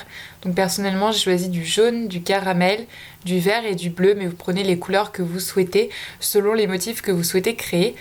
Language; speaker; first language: French; native; French